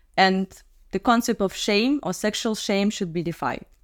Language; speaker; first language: English; non-native, fluent; Russian